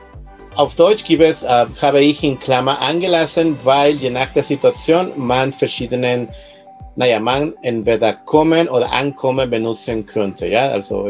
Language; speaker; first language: German; non-native, fluent; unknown